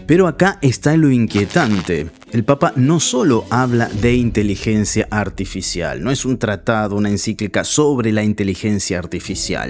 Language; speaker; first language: Spanish; native; Spanish